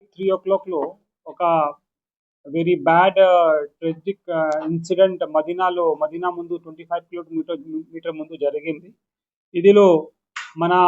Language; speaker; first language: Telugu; non-native, local second language; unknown